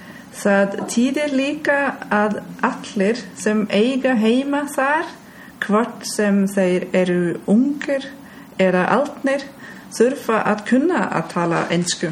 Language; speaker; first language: Icelandic; non-native, learner; German